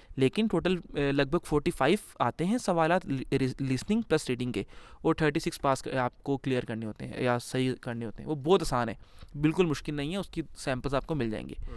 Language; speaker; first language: Urdu; native; Urdu